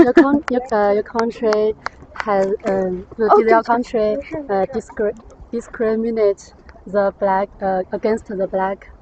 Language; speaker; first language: English; non-native, learner; Chinese